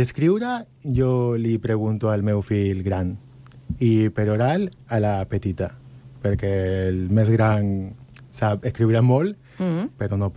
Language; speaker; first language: Catalan; non-native, learner; Spanish